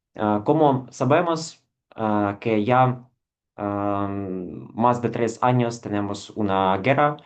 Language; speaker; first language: Spanish; non-native, fluent; Ukrainian